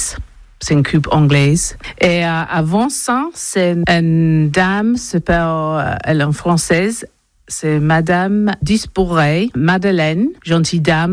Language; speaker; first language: French; non-native, learner; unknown